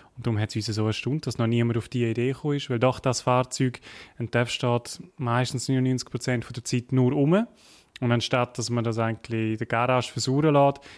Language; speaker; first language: German; native; German